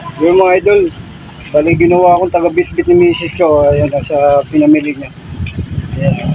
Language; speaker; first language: Filipino; native; Filipino